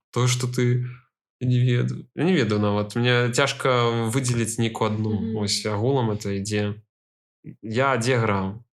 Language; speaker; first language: Belarusian; non-native, local second language; Russian